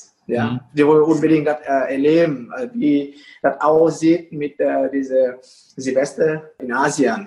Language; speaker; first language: German; non-native, fluent; Vietnamese